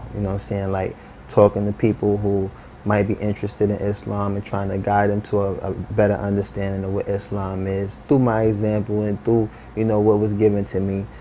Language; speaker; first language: English; native; English